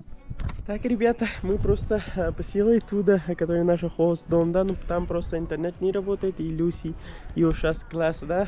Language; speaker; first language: Russian; non-native, learner; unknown